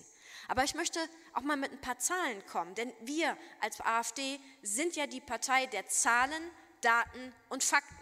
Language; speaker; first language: German; native; German